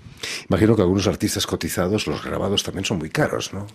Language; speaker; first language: Spanish; native; Spanish